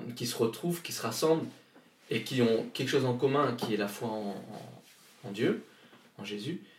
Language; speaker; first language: French; native; French